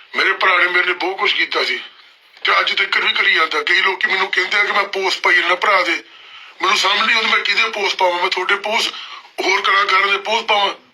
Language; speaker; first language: Punjabi; early bilingual, heritage; Punjabi